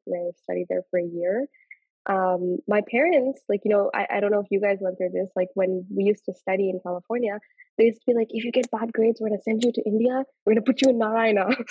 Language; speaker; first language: English; early bilingual, other home language; Telugu